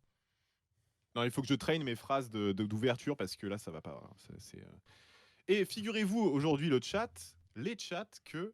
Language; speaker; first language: French; native; French